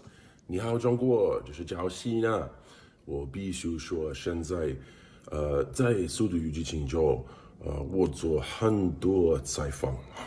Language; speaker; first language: Chinese; non-native, learner; English